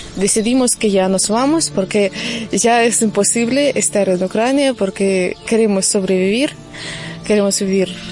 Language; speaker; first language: Spanish; non-native, fluent; Russian